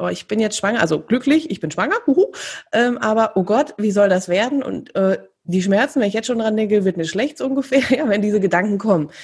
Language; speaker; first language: German; native; German